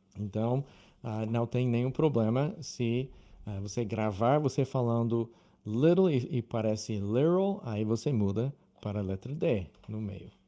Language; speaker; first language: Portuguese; non-native, fluent; English